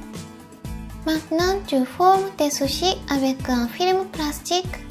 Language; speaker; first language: French; non-native, fluent; Japanese